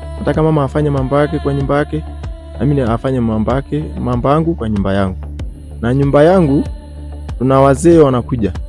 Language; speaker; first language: Swahili; non-native, local second language; Masai